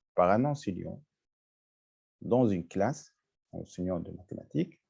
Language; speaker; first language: French; non-native, local second language; Arabic